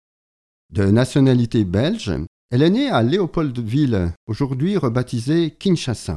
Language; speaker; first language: French; native; French